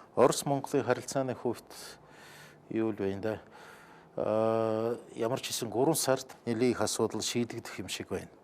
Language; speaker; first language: Mongolian; non-native, fluent; Russian